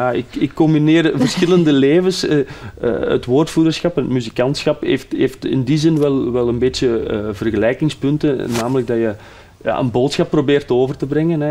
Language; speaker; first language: Dutch; native; Dutch